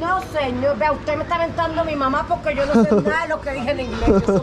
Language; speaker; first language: Spanish; native; Spanish